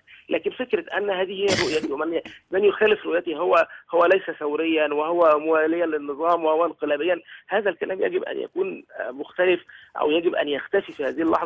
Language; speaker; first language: Arabic; native; Arabic